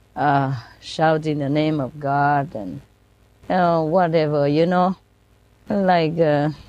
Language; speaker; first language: English; non-native, fluent; Vietnamese